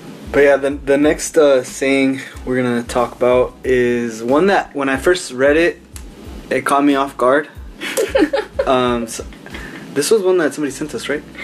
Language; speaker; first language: English; native; English